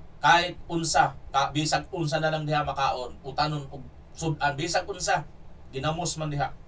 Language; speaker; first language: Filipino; non-native, local second language; Cebuano